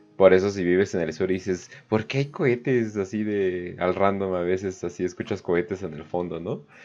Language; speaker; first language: Spanish; native; Spanish